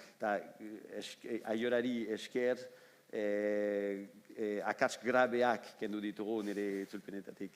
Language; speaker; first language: Basque; non-native, fluent; French